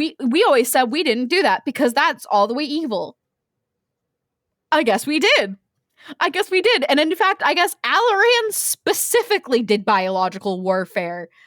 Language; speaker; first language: English; native; English